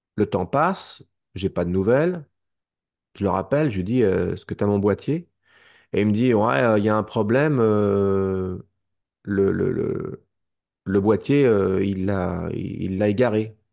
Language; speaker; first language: French; native; French